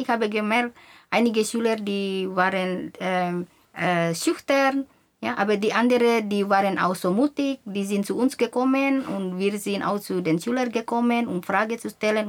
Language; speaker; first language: German; non-native, fluent; Indonesian